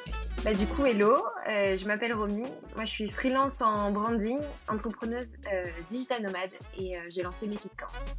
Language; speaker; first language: French; native; French